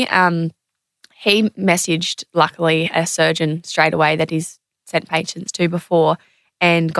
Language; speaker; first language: English; native; English